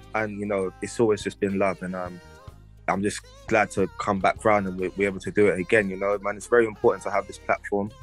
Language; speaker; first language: English; native; English